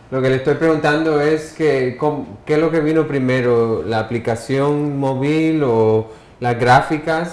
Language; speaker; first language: Spanish; early bilingual, heritage; Spanish